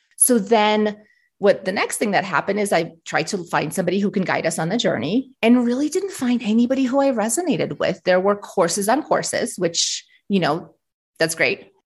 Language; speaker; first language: English; early bilingual, other home language; Russian